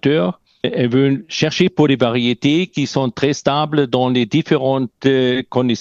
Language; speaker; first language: French; non-native, learner; German